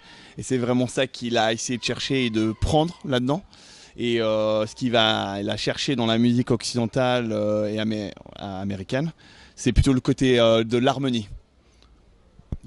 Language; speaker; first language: French; native; French